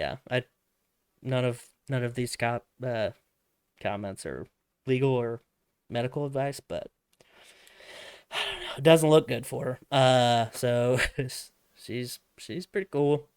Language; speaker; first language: English; native; English